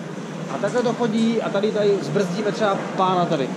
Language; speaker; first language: Czech; native; Czech